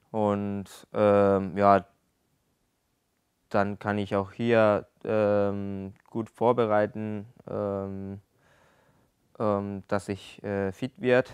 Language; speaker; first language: German; non-native, learner; Japanese